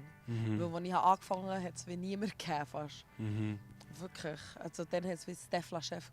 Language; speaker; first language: German; early bilingual, other home language; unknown